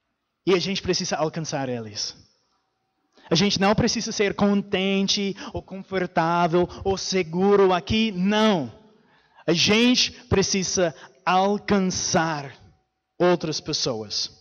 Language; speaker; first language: Portuguese; non-native, fluent; English